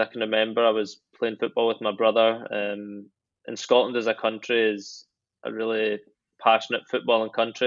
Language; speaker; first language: English; native; English